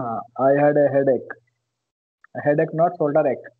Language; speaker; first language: English; non-native, learner; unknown